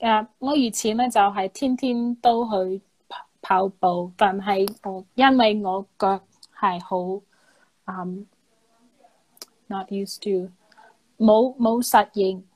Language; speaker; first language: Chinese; non-native, fluent; English